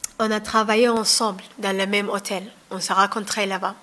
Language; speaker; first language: French; non-native, learner; Somali